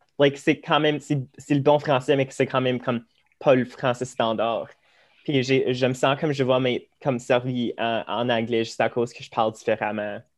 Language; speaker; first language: French; non-native, local second language; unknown